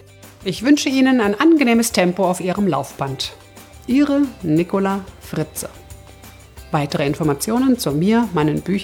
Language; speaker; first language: German; native; German